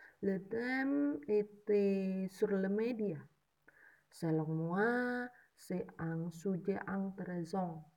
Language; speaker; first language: French; non-native, learner; Indonesian